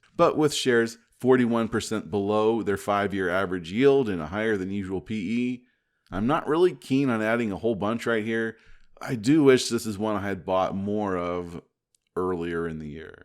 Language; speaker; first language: English; native; English